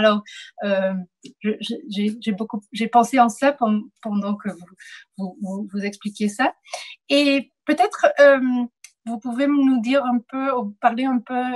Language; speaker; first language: French; non-native, fluent; Spanish